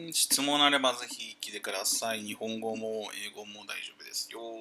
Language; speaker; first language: Japanese; non-native, learner; English